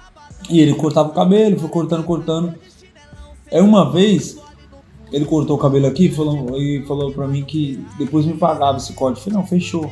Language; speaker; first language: Portuguese; native; Portuguese